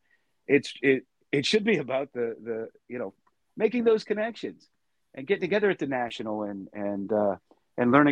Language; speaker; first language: English; native; English